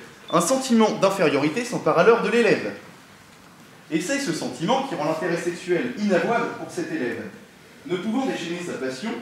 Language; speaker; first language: French; native; French